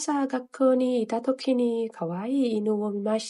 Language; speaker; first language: Japanese; non-native, fluent; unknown